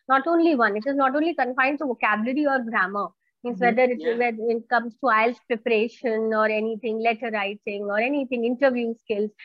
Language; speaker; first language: English; non-native, local second language; Hindi